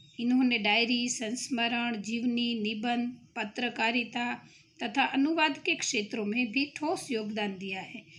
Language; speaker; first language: Hindi; non-native, local second language; Gujarati